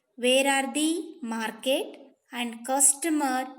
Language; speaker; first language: English; non-native, local second language; Kannada